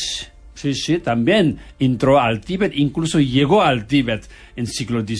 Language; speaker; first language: Spanish; non-native, fluent; Tibetan